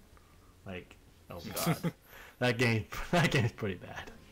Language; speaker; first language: English; native; English